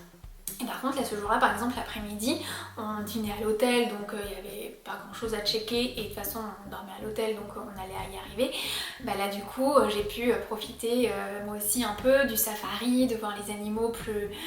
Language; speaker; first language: French; native; French